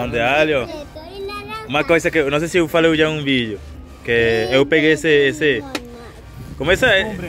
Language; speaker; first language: Portuguese; non-native, fluent; Spanish